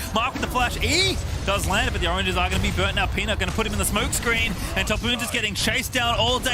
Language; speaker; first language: English; native; English